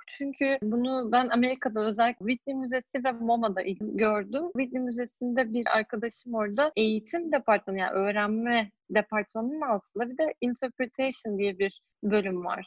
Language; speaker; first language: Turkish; native; Turkish